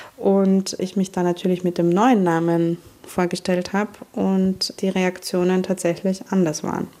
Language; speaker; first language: German; native; German